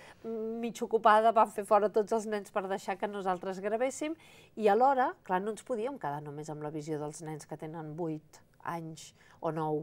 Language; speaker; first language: Catalan; native; Catalan